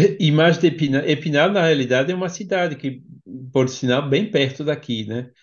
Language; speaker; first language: Portuguese; non-native, fluent; French